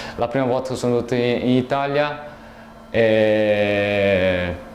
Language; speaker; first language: Italian; non-native, fluent; Portuguese